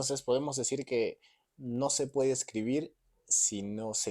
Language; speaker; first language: Spanish; native; Spanish